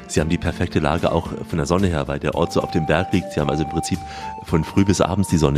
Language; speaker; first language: German; native; German